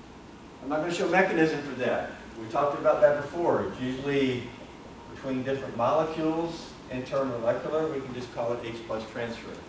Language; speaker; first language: English; native; English